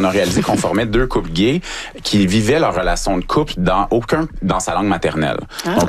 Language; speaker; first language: French; native; French